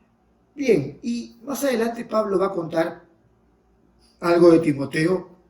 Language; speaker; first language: Spanish; native; Spanish